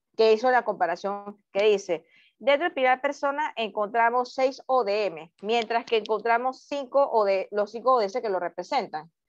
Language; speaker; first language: Spanish; native; Spanish